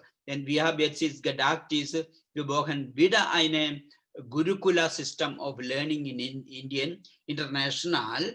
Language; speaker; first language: German; non-native, learner; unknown